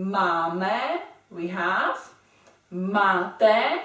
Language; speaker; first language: Czech; non-native, fluent; English